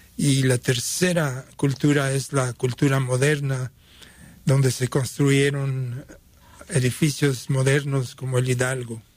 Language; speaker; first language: Spanish; early bilingual, other home language; French